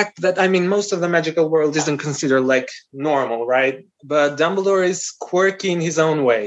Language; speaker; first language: English; non-native, fluent; Albanian